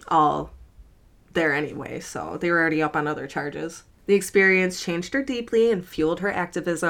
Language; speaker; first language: English; native; English